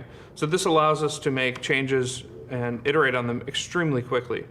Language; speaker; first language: English; native; English